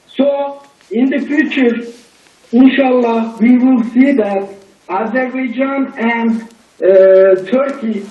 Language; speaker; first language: English; non-native, learner; Turkish